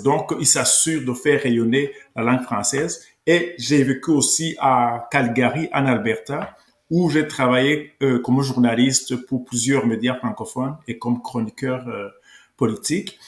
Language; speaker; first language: French; non-native, local second language; Kinyarwanda